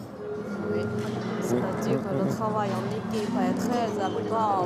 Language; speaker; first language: French; non-native, fluent; Chinese